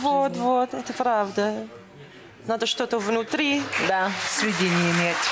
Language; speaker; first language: Russian; non-native, learner; English